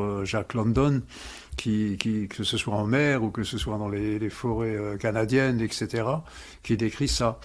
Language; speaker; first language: French; non-native, local second language; Swiss German